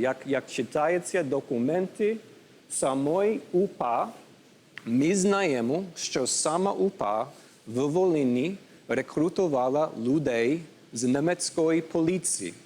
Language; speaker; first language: Ukrainian; non-native, learner; English